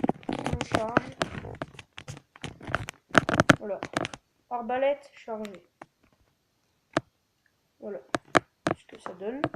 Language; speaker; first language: French; native; French